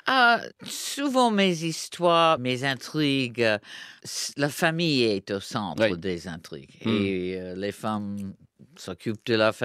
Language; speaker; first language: French; non-native, fluent; English